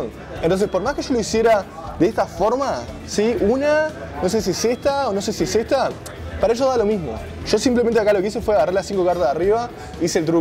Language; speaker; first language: Spanish; native; Spanish